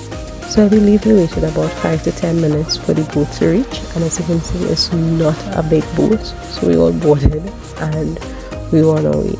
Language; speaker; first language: English; native; English